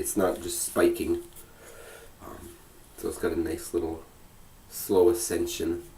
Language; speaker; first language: English; native; English